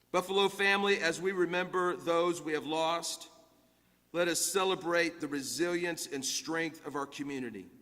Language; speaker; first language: English; native; English